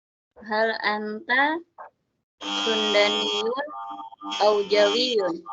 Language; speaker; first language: Arabic; non-native, learner; Indonesian